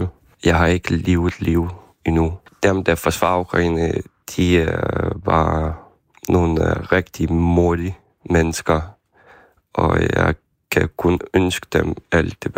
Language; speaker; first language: Danish; non-native, fluent; Ukrainian